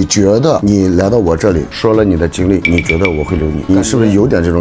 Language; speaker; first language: Chinese; native; Chinese